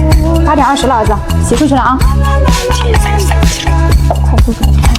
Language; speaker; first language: Chinese; native; Chinese